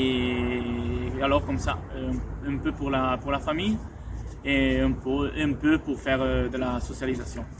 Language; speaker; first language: French; non-native, local second language; Italian